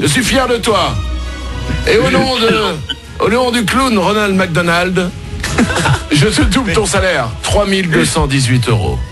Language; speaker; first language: French; native; French